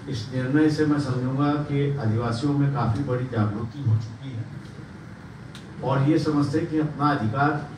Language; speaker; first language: Hindi; non-native, local second language; Marathi